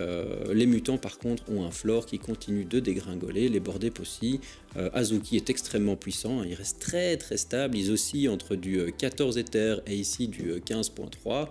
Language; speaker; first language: French; native; French